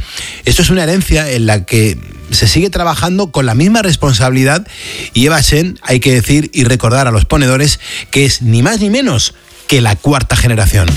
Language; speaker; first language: Spanish; native; Spanish